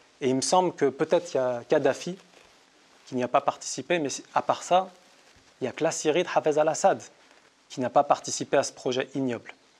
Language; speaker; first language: French; native; French